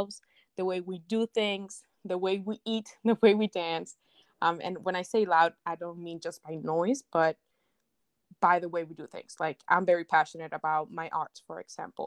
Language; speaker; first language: English; non-native, fluent; Spanish